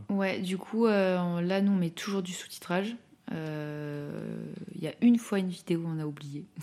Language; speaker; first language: French; native; French